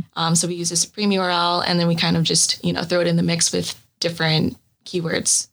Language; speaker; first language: English; native; English